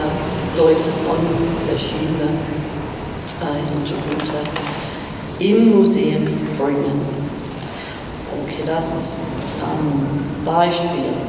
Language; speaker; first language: German; non-native, fluent; English